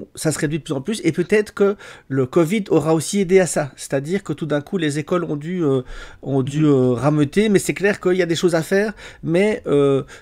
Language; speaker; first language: French; native; French